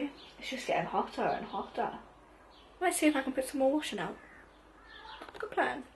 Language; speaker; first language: English; native; English